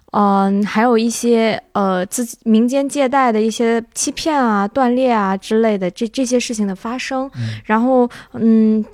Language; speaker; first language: Chinese; native; Chinese